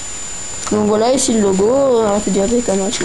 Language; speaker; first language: French; native; French